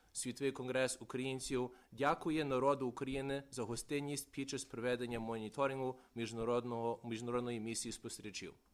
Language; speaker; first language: Ukrainian; early bilingual, heritage; Ukrainian